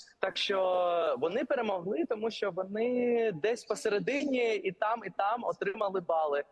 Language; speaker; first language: Ukrainian; early bilingual, heritage; English